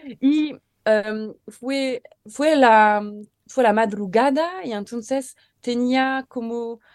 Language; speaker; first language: Spanish; non-native, learner; French